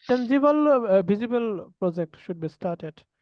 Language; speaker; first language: English; non-native, learner; Bangla